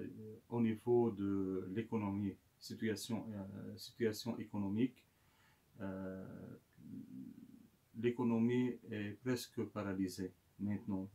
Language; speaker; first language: French; non-native, local second language; Arabic